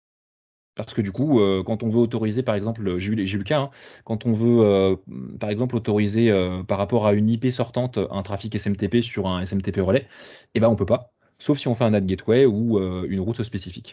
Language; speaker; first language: French; native; French